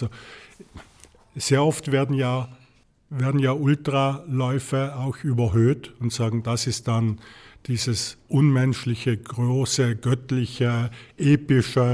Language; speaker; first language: German; native; German